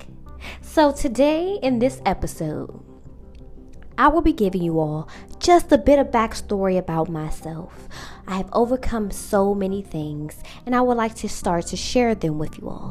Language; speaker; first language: English; native; English